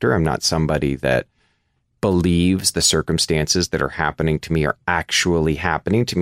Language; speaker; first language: English; native; English